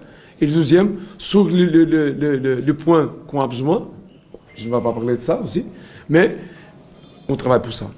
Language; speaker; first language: French; non-native, learner; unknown